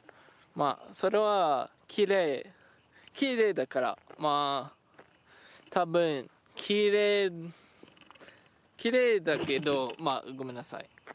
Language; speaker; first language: Japanese; non-native, learner; French